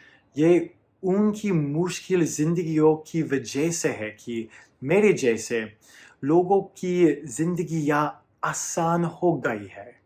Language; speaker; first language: Hindi; non-native, fluent; English